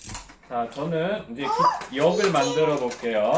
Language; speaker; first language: Korean; native; Korean